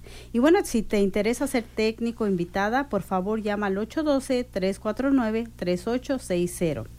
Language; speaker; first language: Spanish; native; Spanish